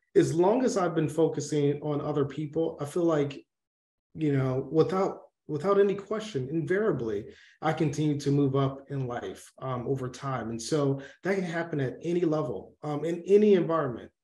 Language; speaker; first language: English; native; English